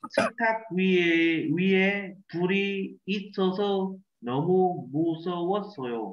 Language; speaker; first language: Korean; non-native, learner; Vietnamese